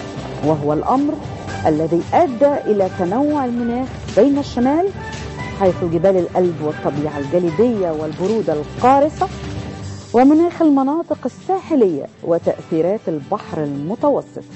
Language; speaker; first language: Arabic; native; Arabic